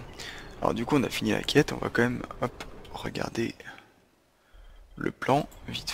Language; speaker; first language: French; native; French